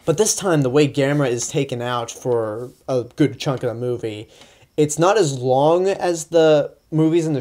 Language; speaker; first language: English; native; English